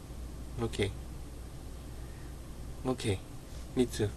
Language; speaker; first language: English; non-native, learner; Korean